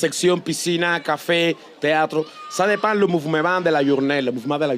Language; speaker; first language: French; non-native, learner; Spanish